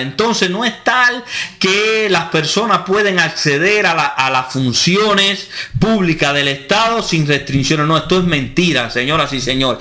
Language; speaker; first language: Spanish; native; Spanish